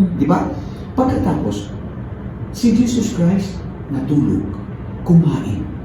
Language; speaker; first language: Filipino; non-native, local second language; Maranao